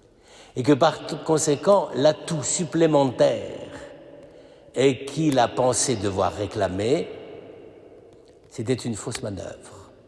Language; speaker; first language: French; native; French